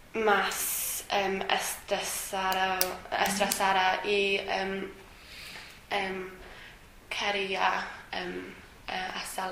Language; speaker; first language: Spanish; non-native, learner; English